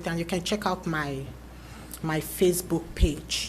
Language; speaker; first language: English; native; English